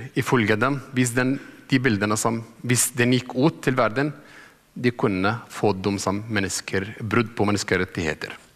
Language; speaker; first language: Norwegian; non-native, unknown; Arabic